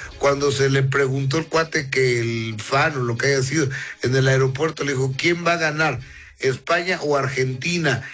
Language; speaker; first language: Spanish; native; Spanish